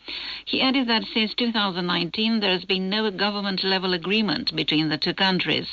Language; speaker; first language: English; non-native, fluent; Romanian